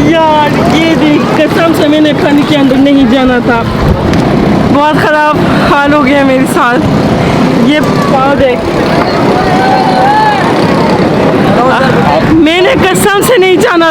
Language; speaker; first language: Hindi; non-native, learner; Turkish